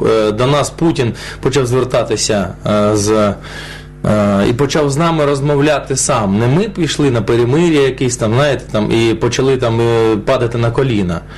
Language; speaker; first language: Ukrainian; non-native, local second language; Russian